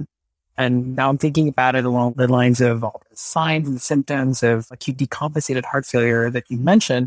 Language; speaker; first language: English; non-native, local second language; Filipino